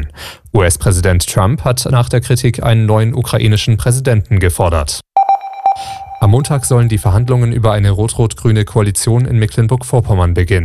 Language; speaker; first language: German; native; German